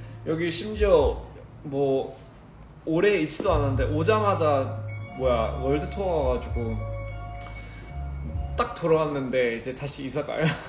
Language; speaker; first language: Korean; early bilingual, heritage; Korean